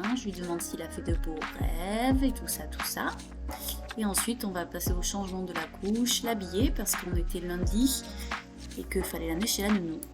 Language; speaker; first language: French; native; French